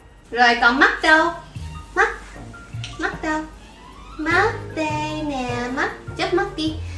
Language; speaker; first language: Vietnamese; native; Vietnamese